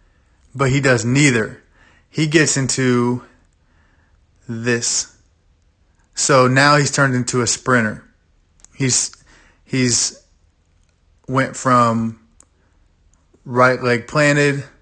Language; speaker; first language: English; native; English